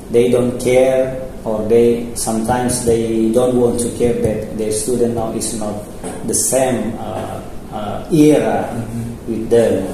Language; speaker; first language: English; non-native, local second language; Indonesian